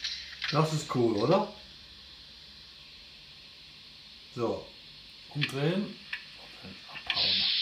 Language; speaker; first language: German; non-native, learner; English